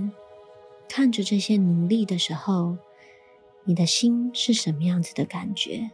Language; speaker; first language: Chinese; native; Chinese